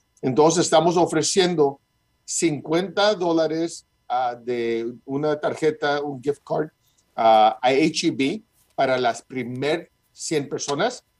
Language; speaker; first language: Spanish; early bilingual, heritage; Spanish